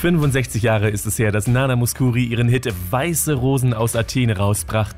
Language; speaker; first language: German; native; German